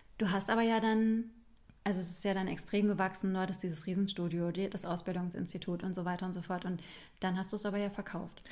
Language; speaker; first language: German; native; German